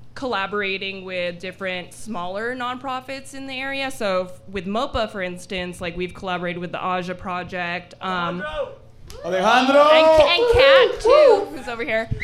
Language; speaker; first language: English; early bilingual, other home language; Filipino